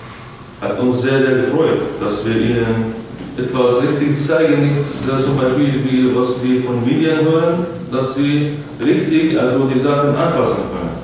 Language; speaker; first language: German; non-native, fluent; Arabic